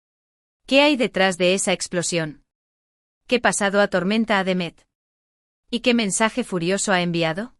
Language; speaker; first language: Spanish; native; Spanish